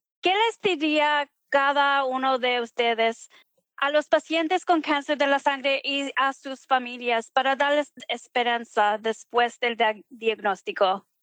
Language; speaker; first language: Spanish; early bilingual, heritage; Spanish